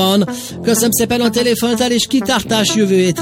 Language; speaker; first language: Hungarian; native; Hungarian